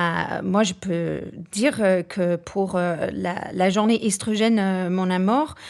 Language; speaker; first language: French; non-native, fluent; English